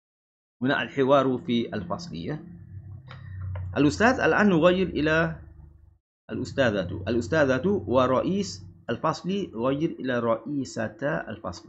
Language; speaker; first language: Arabic; non-native, fluent; Malay